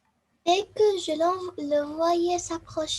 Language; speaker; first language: French; non-native, learner; Arabic